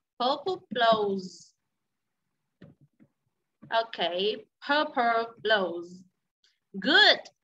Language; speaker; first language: English; non-native, learner; Vietnamese